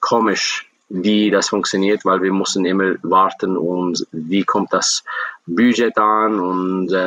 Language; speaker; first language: German; non-native, fluent; English